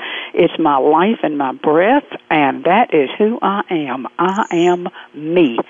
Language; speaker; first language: English; native; English